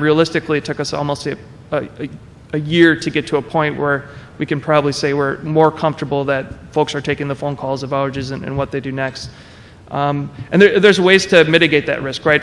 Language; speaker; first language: English; native; English